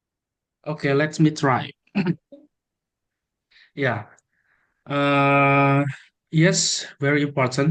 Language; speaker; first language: English; non-native, learner; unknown